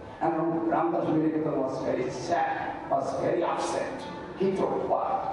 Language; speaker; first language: English; non-native, local second language; Bangla